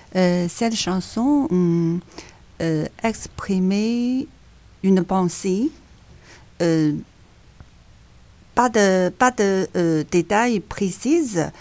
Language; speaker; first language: French; non-native, learner; Chinese